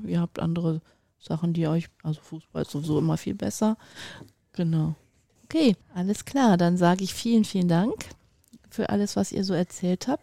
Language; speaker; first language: German; native; German